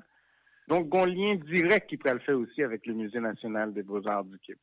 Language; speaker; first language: French; non-native, local second language; Haitian Creole